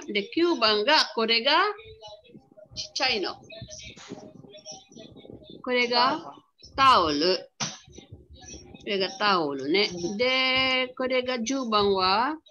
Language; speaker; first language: Japanese; non-native, fluent; Filipino